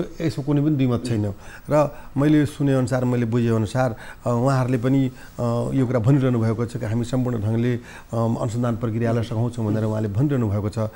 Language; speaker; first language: Nepali; non-native, local second language; Maithili